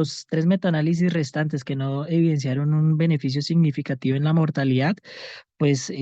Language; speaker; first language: Spanish; native; Spanish